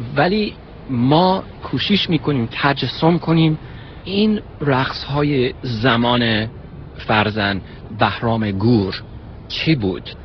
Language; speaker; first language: Persian; non-native, fluent; English